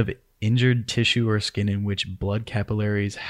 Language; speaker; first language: English; native; English